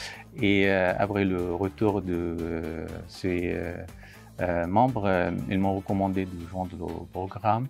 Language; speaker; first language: French; non-native, fluent; Arabic